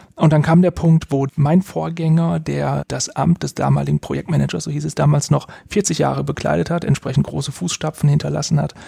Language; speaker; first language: German; native; German